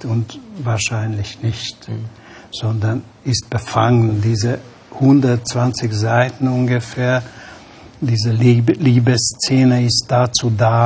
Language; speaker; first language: German; non-native, fluent; Hungarian